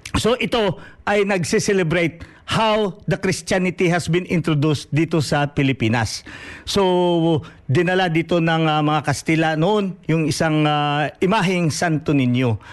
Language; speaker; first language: Filipino; non-native, local second language; Hiligaynon